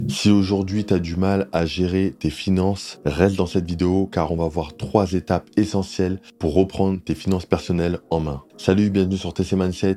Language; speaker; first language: French; native; French